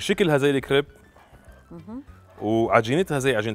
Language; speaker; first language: Arabic; native; Arabic